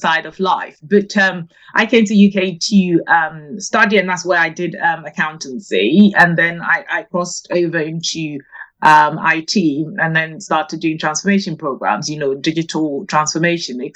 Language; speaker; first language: English; non-native, local second language; Akan